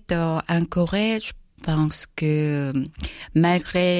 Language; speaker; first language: French; non-native, learner; Korean